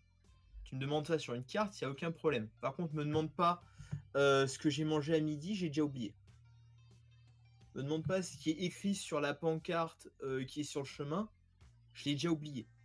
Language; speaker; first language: French; native; French